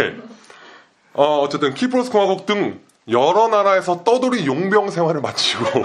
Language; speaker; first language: Korean; native; Korean